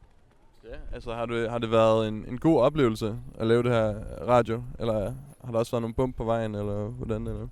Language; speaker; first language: Danish; native; Danish